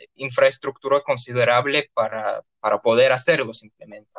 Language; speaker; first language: Spanish; non-native, fluent; Russian